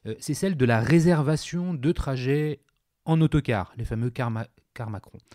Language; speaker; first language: French; native; French